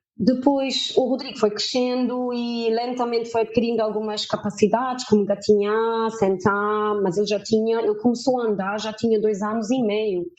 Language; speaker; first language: Portuguese; early bilingual, heritage; German